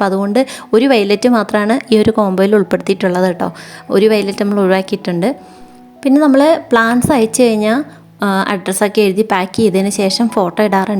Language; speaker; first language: Malayalam; native; Malayalam